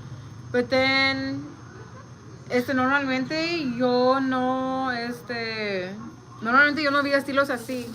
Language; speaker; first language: Spanish; non-native, learner; English